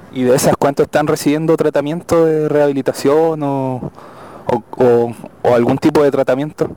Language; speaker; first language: Spanish; native; Spanish